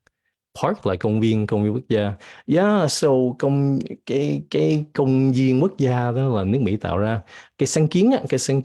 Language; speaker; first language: Vietnamese; early bilingual, heritage; Vietnamese